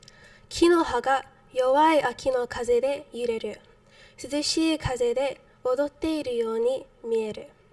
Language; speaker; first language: Japanese; non-native, learner; English